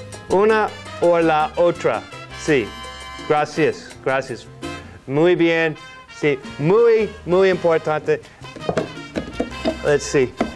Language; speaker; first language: Spanish; non-native, learner; English